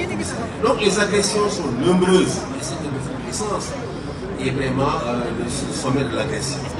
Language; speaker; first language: French; non-native, local second language; Wolof